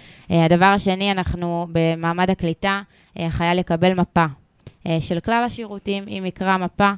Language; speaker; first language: Hebrew; native; Hebrew